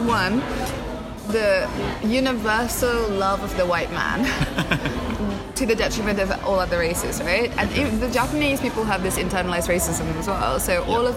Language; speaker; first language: English; early bilingual, other home language; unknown